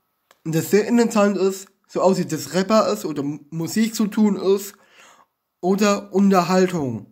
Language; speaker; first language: German; non-native, learner; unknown